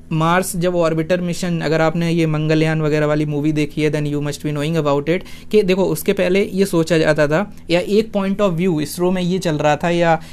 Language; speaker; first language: Hindi; native; Hindi